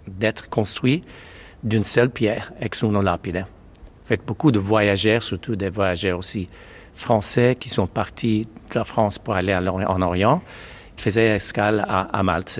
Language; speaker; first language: French; non-native, fluent; Maltese